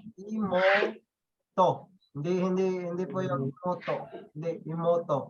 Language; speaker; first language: Filipino; non-native, local second language; Cebuano